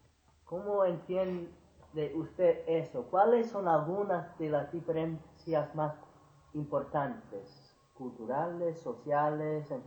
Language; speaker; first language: Spanish; non-native, fluent; English